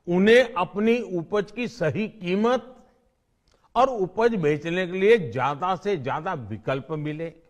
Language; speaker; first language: Hindi; non-native, local second language; Gujarati